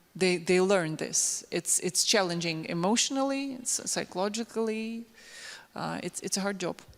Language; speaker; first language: English; non-native, fluent; Ukrainian